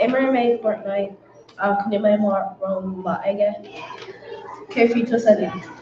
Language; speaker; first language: Irish; non-native, local second language; English